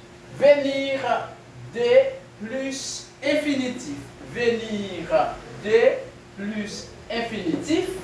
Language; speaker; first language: French; non-native, fluent; Spanish